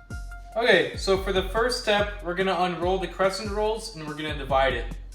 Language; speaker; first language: English; native; English